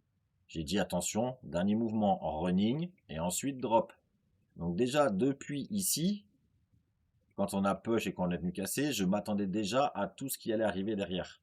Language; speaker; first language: French; native; French